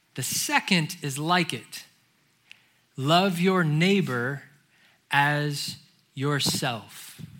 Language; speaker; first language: English; native; English